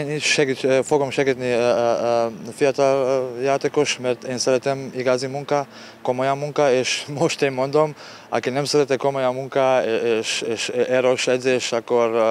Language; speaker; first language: Hungarian; non-native, learner; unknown